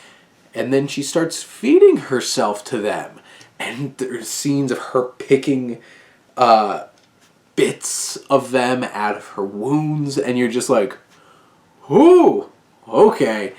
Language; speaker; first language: English; native; English